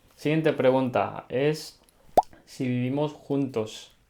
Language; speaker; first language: Spanish; early bilingual, other home language; Korean